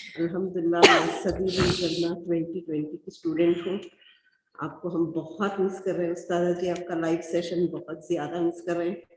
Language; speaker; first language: Urdu; early bilingual, heritage; Urdu